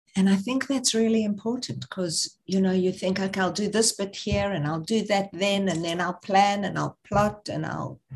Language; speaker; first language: English; native; English